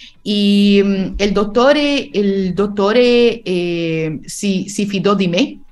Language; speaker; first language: Italian; non-native, learner; Spanish